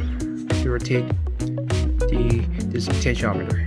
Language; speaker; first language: English; non-native, fluent; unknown